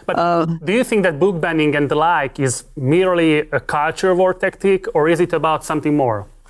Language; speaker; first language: English; non-native, fluent; Hungarian